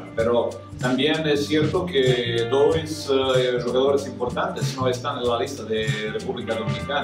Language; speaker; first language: Spanish; non-native, fluent; Croatian